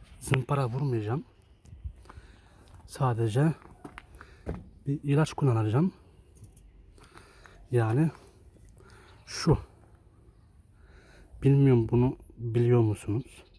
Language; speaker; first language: Turkish; early bilingual, heritage; Turkish